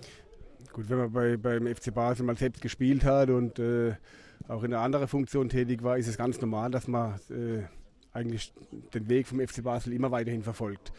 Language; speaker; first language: German; native; German